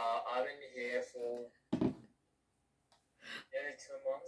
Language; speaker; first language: English; non-native, learner; Korean